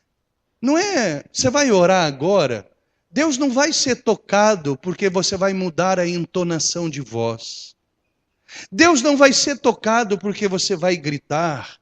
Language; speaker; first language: Portuguese; native; Portuguese